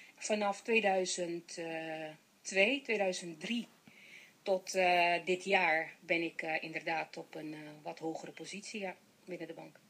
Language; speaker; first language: Dutch; non-native, local second language; Papiamento